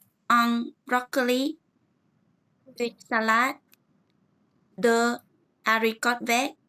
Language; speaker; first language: French; non-native, learner; Vietnamese